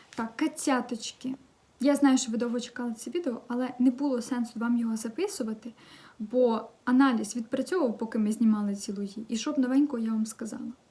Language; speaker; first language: Ukrainian; non-native, local second language; Russian